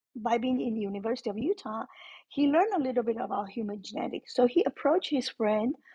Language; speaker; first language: English; non-native, fluent; Chinese